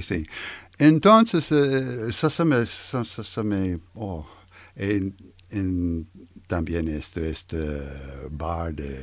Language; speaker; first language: Spanish; non-native, learner; French